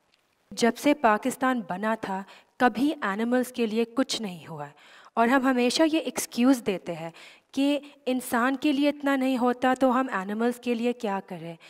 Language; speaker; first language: Urdu; native; Urdu